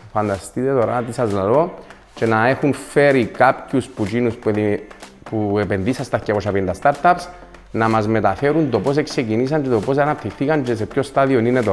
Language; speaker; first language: Greek; native; Greek